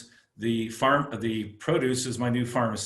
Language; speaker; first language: English; native; English